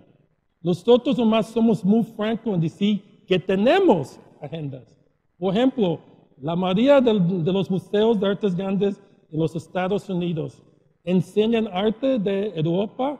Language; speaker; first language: Spanish; early bilingual, heritage; Spanish